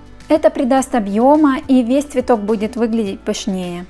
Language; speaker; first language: Russian; native; Russian